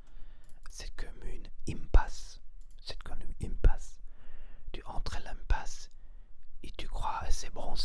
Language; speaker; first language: French; non-native, learner; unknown